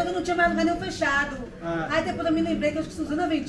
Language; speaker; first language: Portuguese; native; Portuguese